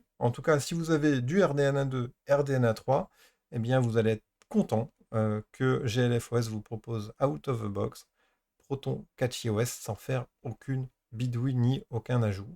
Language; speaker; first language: French; native; French